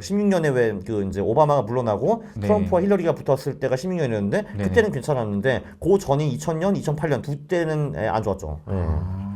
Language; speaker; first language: Korean; native; Korean